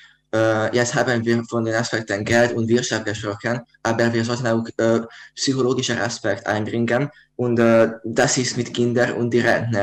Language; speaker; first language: German; non-native, learner; Hungarian